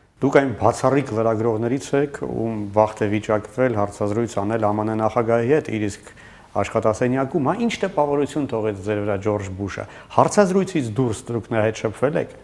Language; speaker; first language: Armenian; native; Armenian